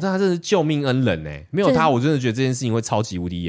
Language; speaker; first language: Chinese; native; Chinese